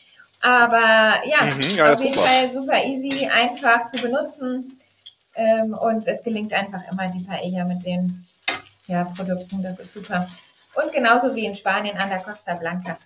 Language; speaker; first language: German; native; German